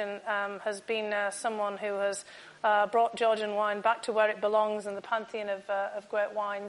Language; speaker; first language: English; native; English